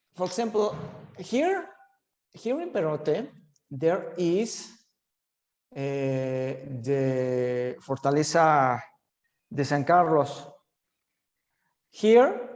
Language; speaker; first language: English; non-native, learner; Spanish